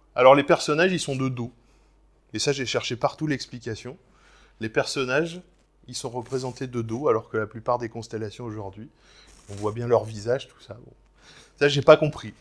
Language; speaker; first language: French; native; French